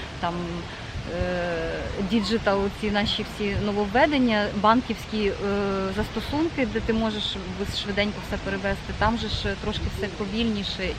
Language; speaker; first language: Ukrainian; native; Ukrainian